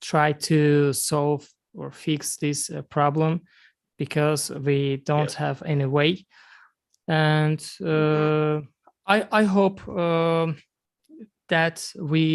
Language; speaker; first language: English; non-native, learner; Azerbaijani